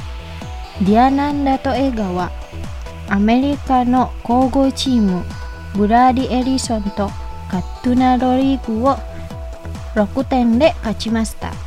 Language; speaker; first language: Japanese; non-native, fluent; Indonesian